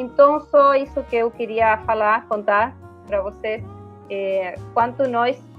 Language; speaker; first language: Portuguese; non-native, fluent; Spanish